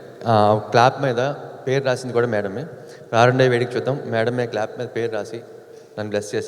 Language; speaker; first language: Telugu; native; Telugu